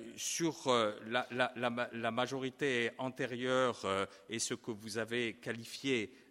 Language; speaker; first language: French; non-native, fluent; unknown